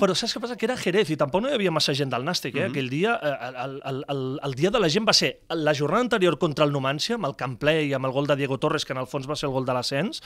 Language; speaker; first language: Catalan; native; Catalan